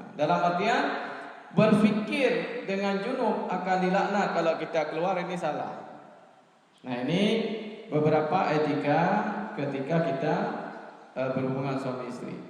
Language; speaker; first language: Malay; non-native, local second language; Achinese